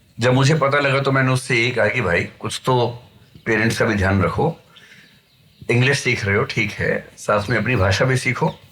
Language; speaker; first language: Hindi; native; Hindi